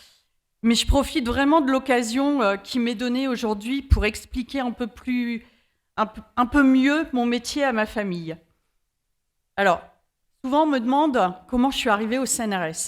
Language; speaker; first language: French; native; French